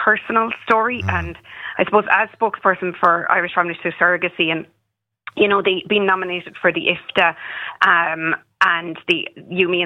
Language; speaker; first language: English; native; English